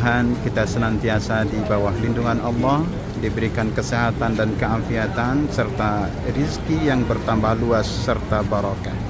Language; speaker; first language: Indonesian; native; Indonesian